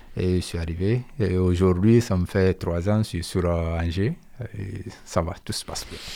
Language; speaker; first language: French; non-native, local second language; Mandingo